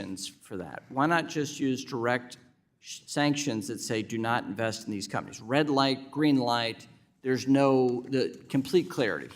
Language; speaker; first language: English; native; English